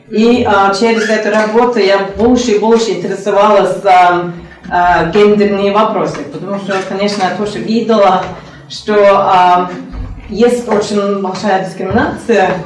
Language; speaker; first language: Russian; non-native, learner; Norwegian